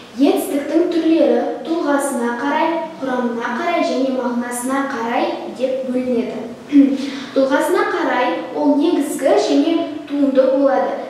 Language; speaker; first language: Kazakh; non-native, local second language; Russian